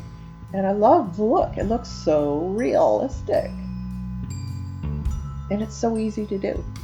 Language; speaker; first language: English; native; English